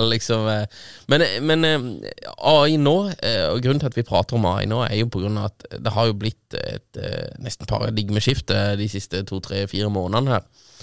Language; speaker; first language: Norwegian; native; Norwegian